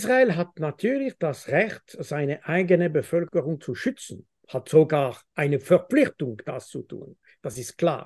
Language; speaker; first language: German; non-native, fluent; French